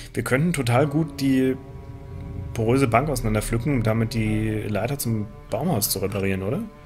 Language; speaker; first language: German; native; German